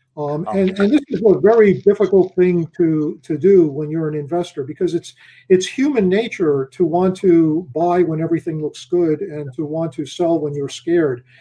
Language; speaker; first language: English; native; English